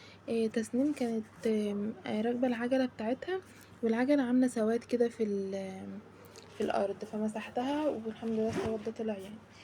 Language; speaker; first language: Arabic; native; Arabic